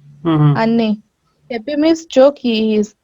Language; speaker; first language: Turkish; non-native, learner; Urdu